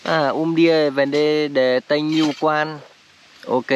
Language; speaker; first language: Portuguese; non-native, learner; Vietnamese